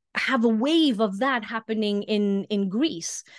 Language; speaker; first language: English; early bilingual, heritage; Icelandic